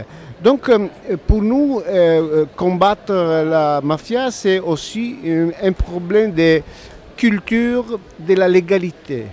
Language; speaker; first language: French; non-native, learner; Italian